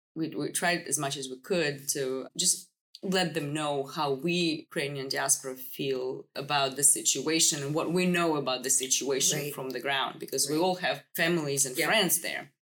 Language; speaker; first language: English; non-native, fluent; Russian